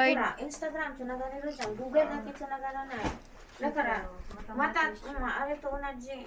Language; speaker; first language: Japanese; early bilingual, other home language; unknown